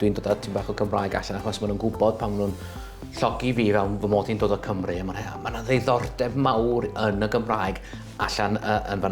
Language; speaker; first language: Welsh; native; Welsh